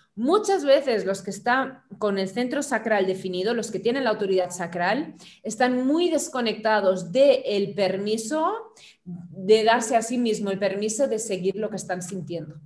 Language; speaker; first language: Spanish; non-native, fluent; German